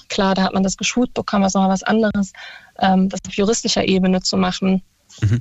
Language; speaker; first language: German; early bilingual, other home language; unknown